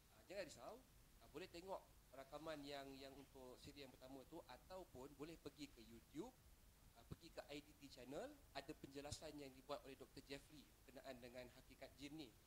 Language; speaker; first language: Malay; native; Malay